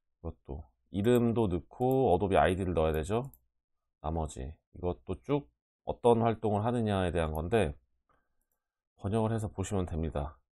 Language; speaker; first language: Korean; native; Korean